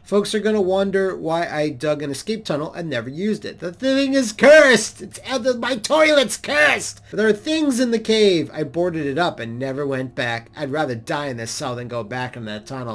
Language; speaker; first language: English; native; English